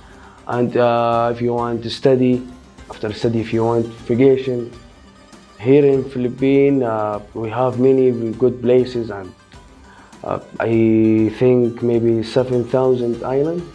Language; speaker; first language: English; non-native, learner; Arabic